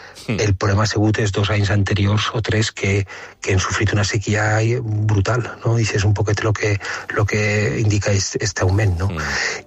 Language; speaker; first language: Catalan; native; Catalan